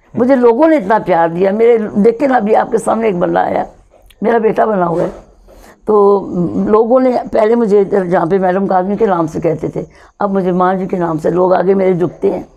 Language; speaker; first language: Urdu; non-native, local second language; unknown